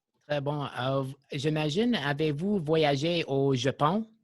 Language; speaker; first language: French; non-native, local second language; English